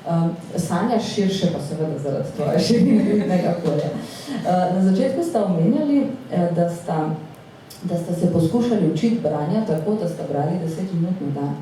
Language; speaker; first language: Slovenian; native; Slovenian